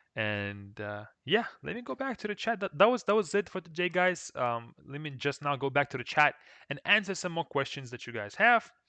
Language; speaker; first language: English; non-native, fluent; Russian